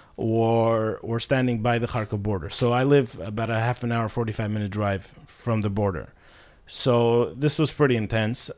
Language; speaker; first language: English; non-native, fluent; Russian